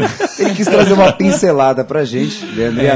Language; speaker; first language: Portuguese; native; Portuguese